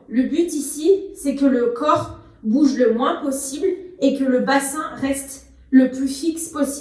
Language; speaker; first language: French; native; French